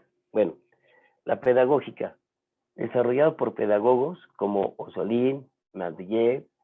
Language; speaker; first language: Spanish; native; Spanish